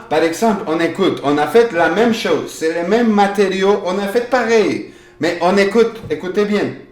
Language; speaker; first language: French; non-native, fluent; Spanish